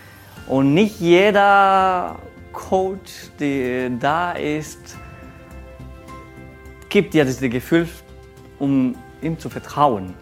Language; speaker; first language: German; non-native, learner; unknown